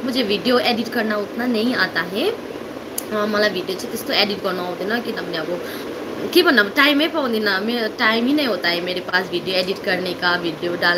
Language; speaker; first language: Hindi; non-native, learner; Nepali